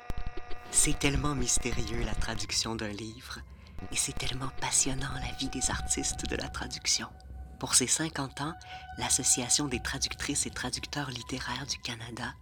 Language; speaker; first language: French; native; French